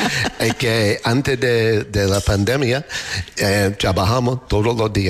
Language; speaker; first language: Spanish; non-native, fluent; English